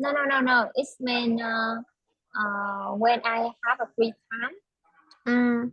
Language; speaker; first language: English; non-native, learner; Vietnamese